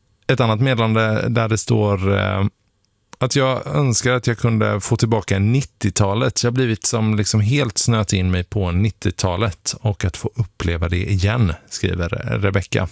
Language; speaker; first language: Swedish; native; Swedish